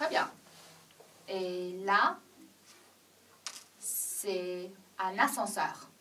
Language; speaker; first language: French; non-native, fluent; Chinese